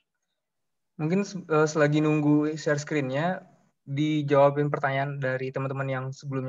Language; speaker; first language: Indonesian; native; Indonesian